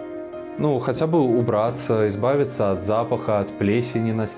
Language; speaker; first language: Russian; native; Russian